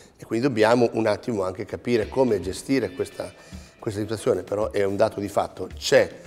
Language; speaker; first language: Italian; early bilingual, heritage; Italian